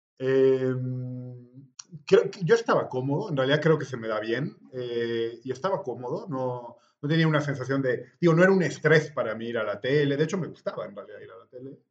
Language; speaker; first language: Spanish; native; Spanish